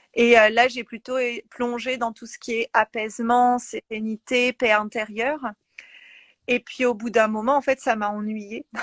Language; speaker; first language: French; native; French